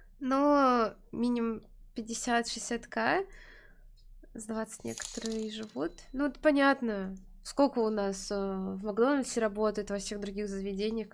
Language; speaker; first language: Russian; native; Russian